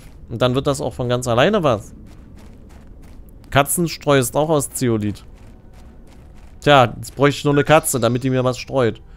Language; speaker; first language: German; native; German